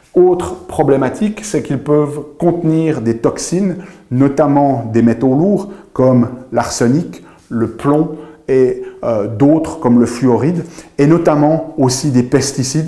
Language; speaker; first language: French; native; French